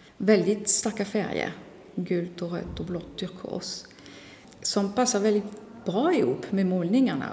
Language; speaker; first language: Swedish; non-native, fluent; French